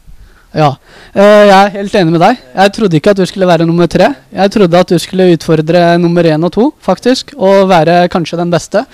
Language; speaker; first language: Norwegian; early bilingual, other home language; Urdu